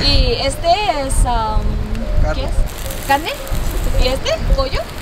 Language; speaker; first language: Spanish; non-native, learner; Thai